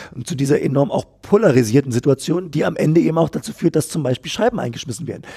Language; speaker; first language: German; native; German